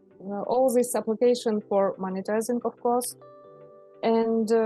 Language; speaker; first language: English; non-native, learner; Russian